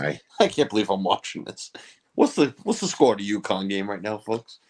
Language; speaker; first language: English; native; English